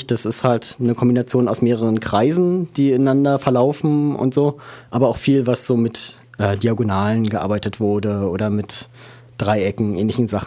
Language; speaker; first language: German; native; German